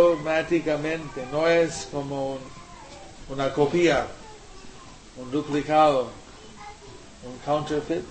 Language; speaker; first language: Spanish; non-native, learner; English